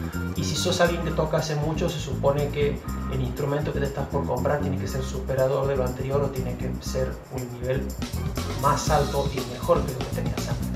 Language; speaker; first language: Spanish; native; Spanish